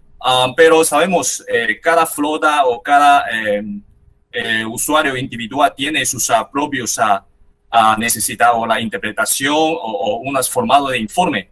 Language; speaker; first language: Spanish; non-native, fluent; Chinese